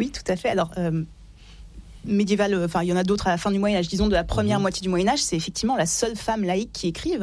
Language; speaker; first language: French; native; French